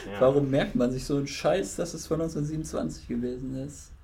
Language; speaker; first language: German; native; German